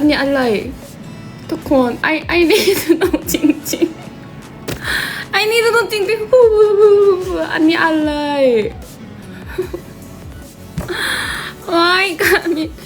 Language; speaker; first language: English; non-native, learner; Korean